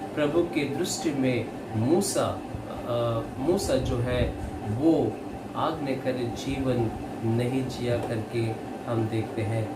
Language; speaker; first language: Hindi; non-native, local second language; Kannada